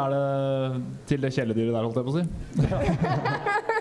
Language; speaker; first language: Norwegian; native; Norwegian